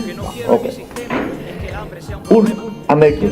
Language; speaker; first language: Spanish; non-native, fluent; Dutch